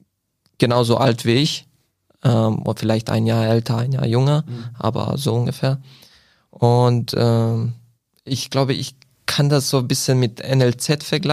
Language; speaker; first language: German; non-native, fluent; Croatian